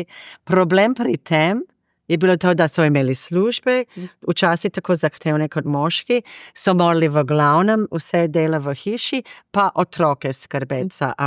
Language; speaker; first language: Slovenian; non-native, fluent; English